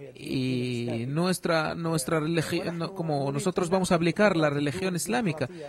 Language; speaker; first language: Spanish; non-native, fluent; Arabic